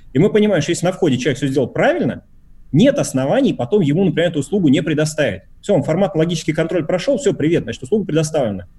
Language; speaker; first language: Russian; native; Russian